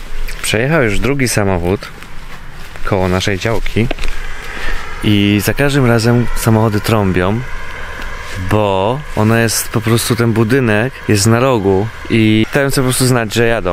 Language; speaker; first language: Polish; native; Polish